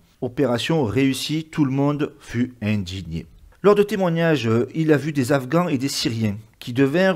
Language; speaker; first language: French; native; French